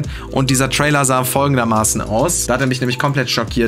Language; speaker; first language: German; native; German